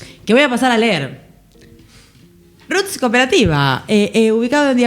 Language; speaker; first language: Spanish; native; Spanish